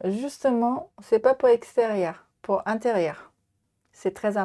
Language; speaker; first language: French; non-native, learner; Japanese